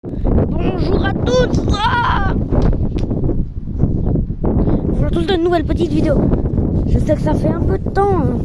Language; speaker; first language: French; native; French